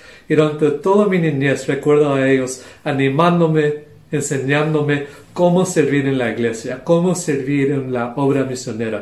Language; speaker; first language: Spanish; non-native, local second language; English